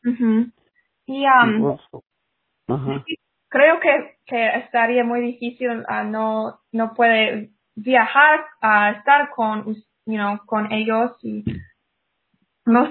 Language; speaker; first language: Spanish; non-native, fluent; English